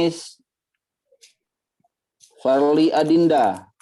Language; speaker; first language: English; non-native, learner; Indonesian